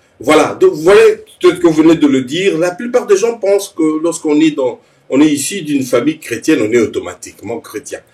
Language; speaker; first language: French; non-native, local second language; Lingala